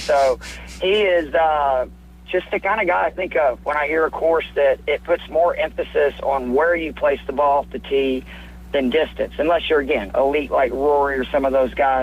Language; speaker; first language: English; native; English